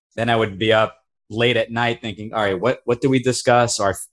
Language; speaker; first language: English; native; English